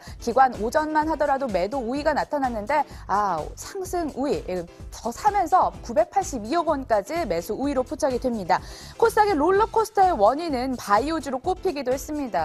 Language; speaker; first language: Korean; native; Korean